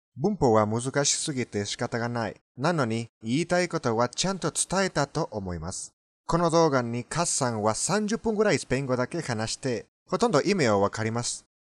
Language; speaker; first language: Japanese; non-native, fluent; Spanish